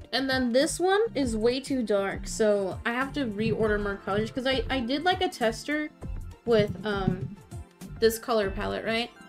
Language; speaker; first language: English; native; English